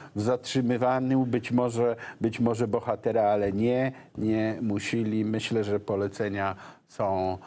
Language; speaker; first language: Polish; native; Polish